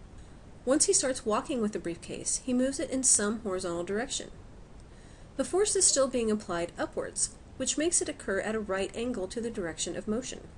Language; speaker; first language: English; native; English